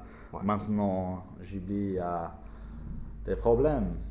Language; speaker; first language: French; non-native, learner; English